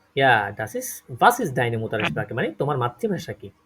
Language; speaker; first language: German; non-native, fluent; Bangla